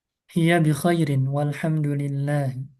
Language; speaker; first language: Arabic; non-native, fluent; Indonesian